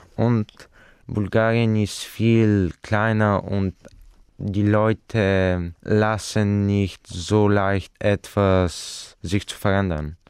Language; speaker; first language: German; non-native, fluent; Bulgarian